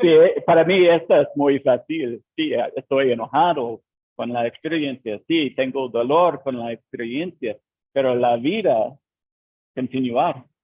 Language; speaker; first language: Spanish; non-native, learner; English